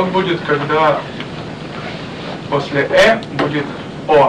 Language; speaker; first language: Russian; native; Russian